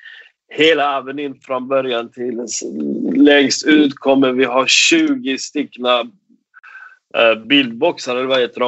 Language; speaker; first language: Swedish; non-native, fluent; Persian